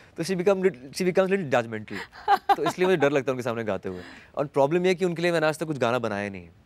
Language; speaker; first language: Hindi; native; Hindi